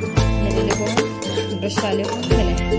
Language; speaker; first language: Arabic; native; Arabic